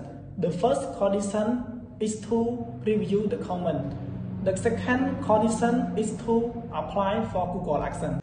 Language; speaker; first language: English; non-native, learner; Khmer